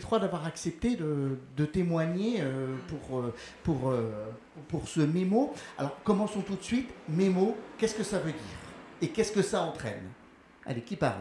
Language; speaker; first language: French; native; French